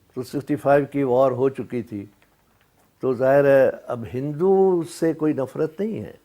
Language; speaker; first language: Urdu; non-native, local second language; Sindhi